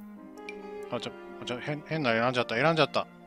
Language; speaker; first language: Japanese; native; Japanese